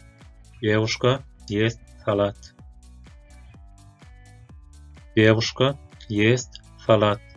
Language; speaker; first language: Russian; non-native, local second language; Turkmen